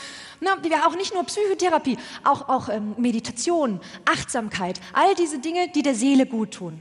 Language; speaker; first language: German; native; German